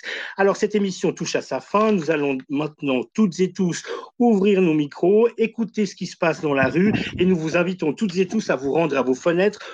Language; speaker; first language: French; native; French